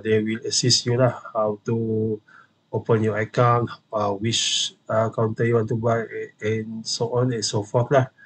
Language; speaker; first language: English; non-native, local second language; Malay